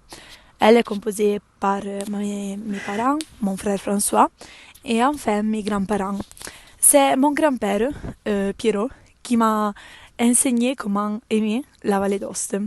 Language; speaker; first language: French; non-native, local second language; Italian